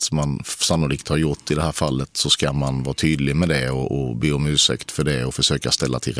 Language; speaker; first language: Swedish; native; Swedish